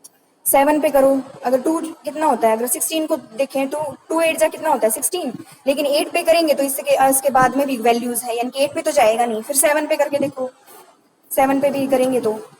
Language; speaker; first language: Hindi; native; Hindi